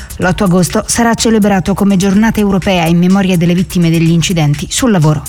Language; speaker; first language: Italian; native; Italian